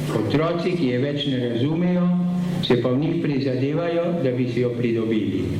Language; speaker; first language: Slovenian; early bilingual, heritage; Slovenian